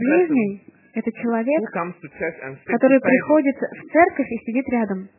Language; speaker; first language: Russian; native; Russian